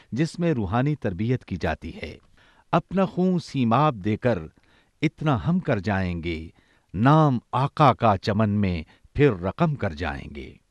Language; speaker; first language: Urdu; native; Urdu